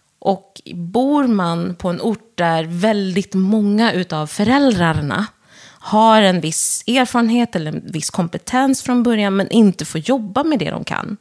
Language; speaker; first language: Swedish; early bilingual, other home language; Wolof